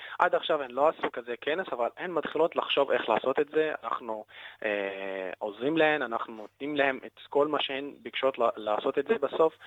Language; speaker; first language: Hebrew; non-native, local second language; Arabic